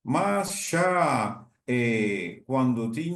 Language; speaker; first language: Portuguese; non-native, learner; Spanish